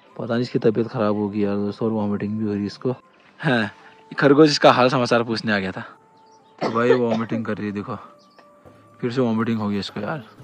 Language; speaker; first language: Hindi; non-native, local second language; Garhwali